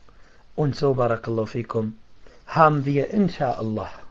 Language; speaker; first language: German; non-native, fluent; Arabic